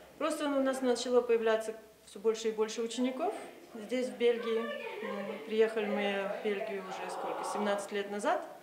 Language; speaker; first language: Russian; native; Russian